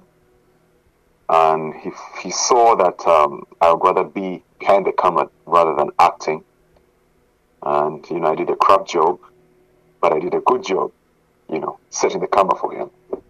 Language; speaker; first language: English; non-native, local second language; Ganda